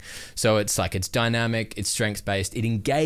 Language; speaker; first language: English; native; English